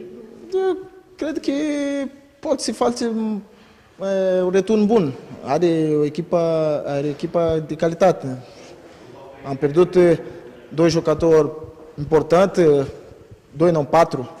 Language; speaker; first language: Romanian; non-native, learner; Portuguese